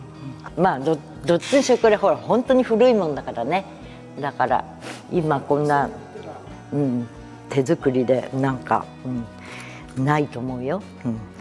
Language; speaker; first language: Japanese; native; Japanese